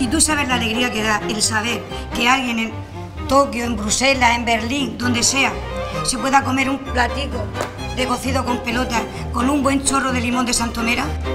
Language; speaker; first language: Spanish; native; Spanish